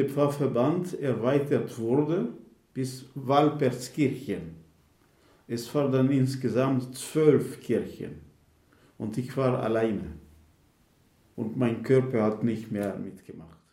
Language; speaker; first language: German; non-native, fluent; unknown